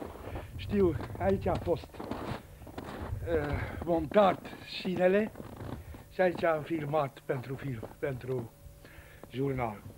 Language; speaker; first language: Romanian; non-native, local second language; Hungarian